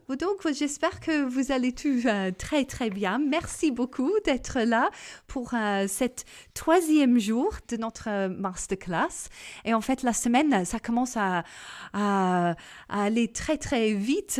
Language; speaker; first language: French; non-native, fluent; English